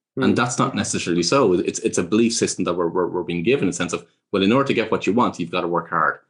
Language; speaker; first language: English; native; English